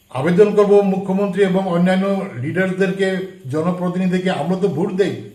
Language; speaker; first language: Bangla; non-native, local second language; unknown